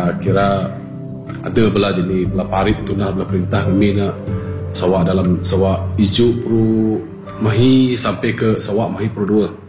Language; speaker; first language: Malay; non-native, local second language; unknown